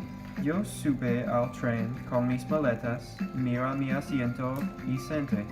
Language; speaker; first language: Spanish; non-native, learner; English